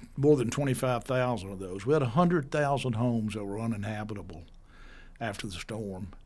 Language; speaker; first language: English; native; English